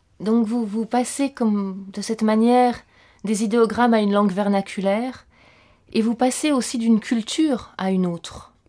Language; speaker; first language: French; native; French